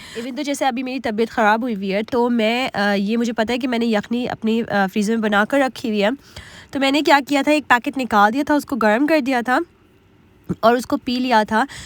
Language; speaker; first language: Urdu; native; Urdu